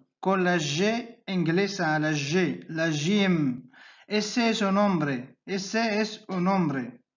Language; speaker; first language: Spanish; non-native, fluent; Arabic